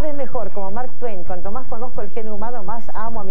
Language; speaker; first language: Spanish; native; Spanish